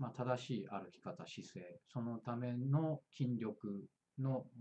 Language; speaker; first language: Japanese; native; Japanese